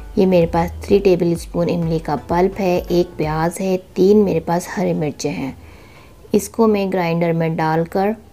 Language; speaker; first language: Urdu; native; Urdu